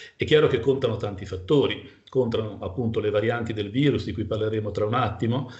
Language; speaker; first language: Italian; native; Italian